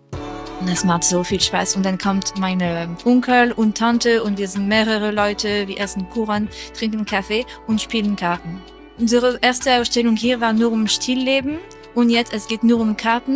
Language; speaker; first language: German; non-native, fluent; French